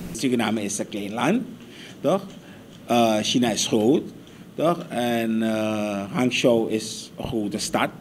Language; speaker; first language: Dutch; native; Dutch